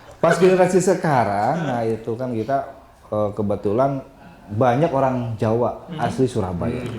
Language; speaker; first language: Indonesian; non-native, local second language; Sundanese